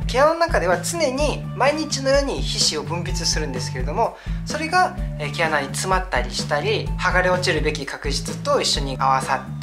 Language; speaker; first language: Japanese; non-native, fluent; Korean